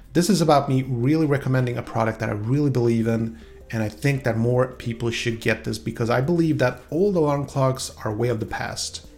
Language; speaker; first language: English; non-native, fluent; Swedish